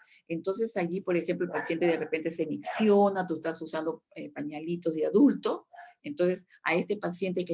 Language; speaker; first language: Spanish; native; Spanish